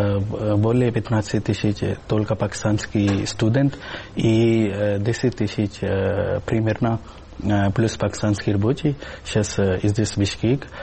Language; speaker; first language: Russian; non-native, learner; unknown